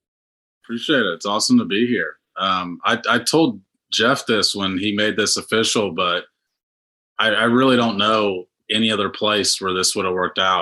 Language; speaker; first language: English; native; English